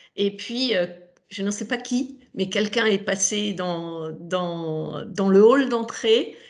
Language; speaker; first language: French; non-native, fluent; Italian